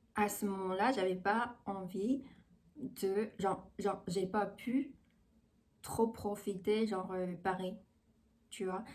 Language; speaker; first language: French; non-native, fluent; Chinese